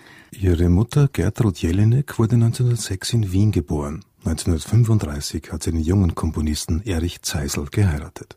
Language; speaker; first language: German; native; German